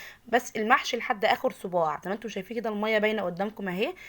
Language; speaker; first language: Arabic; native; Arabic